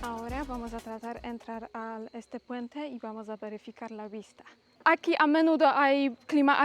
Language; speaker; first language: Spanish; non-native, learner; Polish